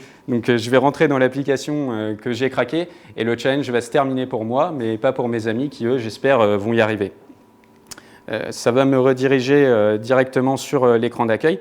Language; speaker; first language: French; native; French